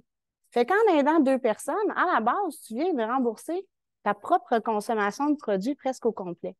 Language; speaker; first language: French; native; French